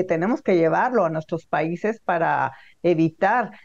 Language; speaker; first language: Spanish; native; Spanish